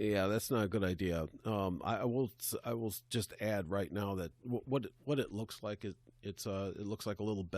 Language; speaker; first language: English; native; English